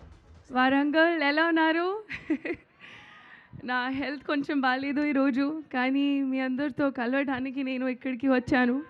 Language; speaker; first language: Telugu; non-native, local second language; Hindi